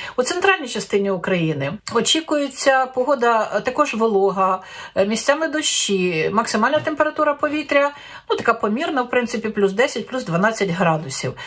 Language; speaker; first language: Ukrainian; native; Ukrainian